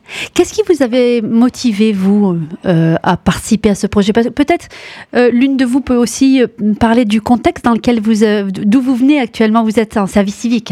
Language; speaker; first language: French; native; French